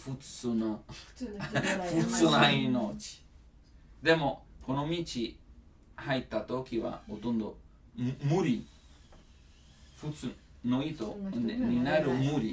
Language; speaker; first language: Japanese; non-native, learner; Italian